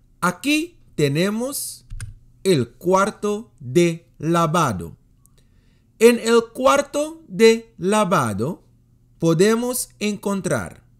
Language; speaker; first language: Spanish; non-native, fluent; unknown